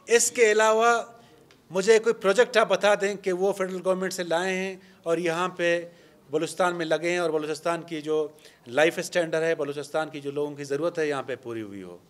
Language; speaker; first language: Urdu; non-native, local second language; Baluchi